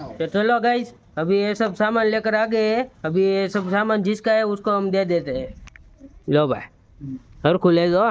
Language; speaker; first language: Hindi; non-native, local second language; Gujarati